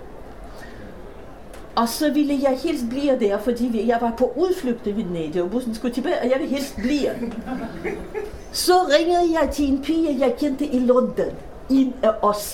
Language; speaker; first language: Danish; non-native, fluent; Russian